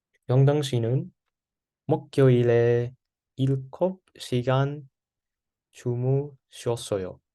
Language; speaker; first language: Korean; non-native, learner; English